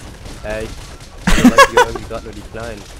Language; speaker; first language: German; native; German